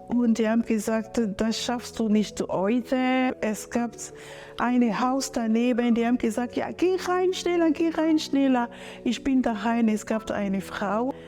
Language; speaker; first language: German; non-native, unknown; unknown